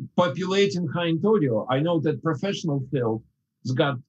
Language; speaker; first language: English; non-native, fluent; Russian